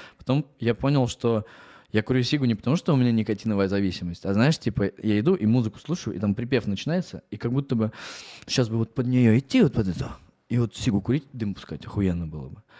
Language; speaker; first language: Russian; native; Russian